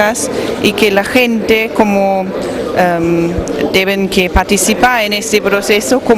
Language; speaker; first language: Spanish; non-native, fluent; German